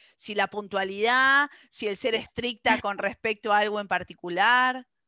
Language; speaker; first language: Spanish; native; Spanish